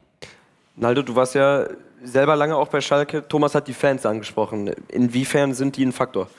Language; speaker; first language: German; native; German